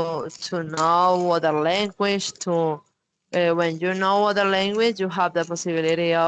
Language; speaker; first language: English; non-native, learner; Spanish